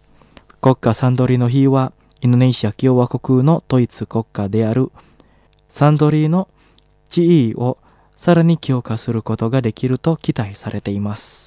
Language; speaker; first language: Japanese; non-native, fluent; Indonesian